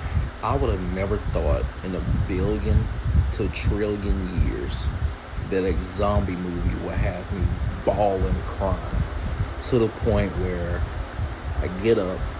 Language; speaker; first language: English; native; English